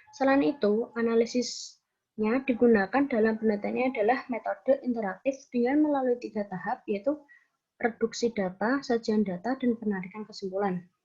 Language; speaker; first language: Indonesian; native; Indonesian